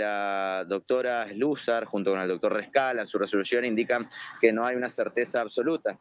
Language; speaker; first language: Spanish; native; Spanish